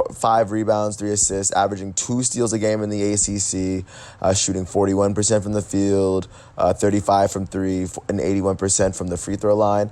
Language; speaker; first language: English; native; English